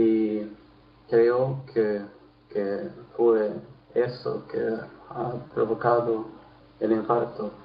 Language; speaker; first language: Spanish; non-native, learner; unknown